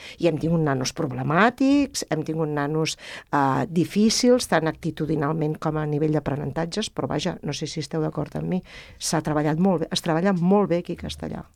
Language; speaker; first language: Catalan; native; Catalan